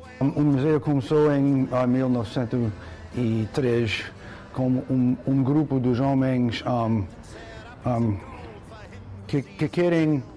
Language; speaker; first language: Portuguese; non-native, learner; English